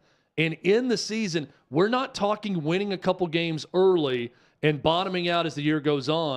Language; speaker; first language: English; native; English